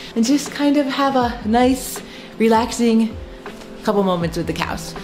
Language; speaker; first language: English; native; English